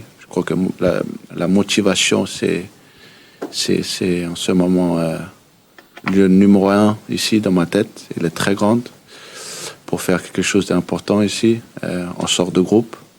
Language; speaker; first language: French; early bilingual, heritage; Danish